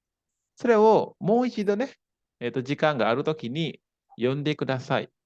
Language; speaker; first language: Japanese; non-native, fluent; Indonesian